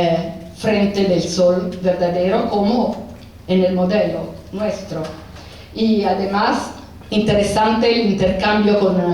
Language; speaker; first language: Spanish; non-native, fluent; Italian